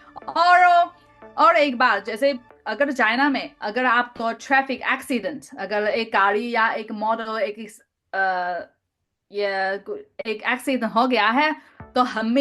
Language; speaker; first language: Hindi; non-native, learner; Chinese